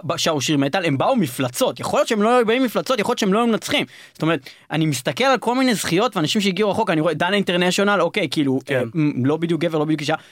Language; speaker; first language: Hebrew; native; Hebrew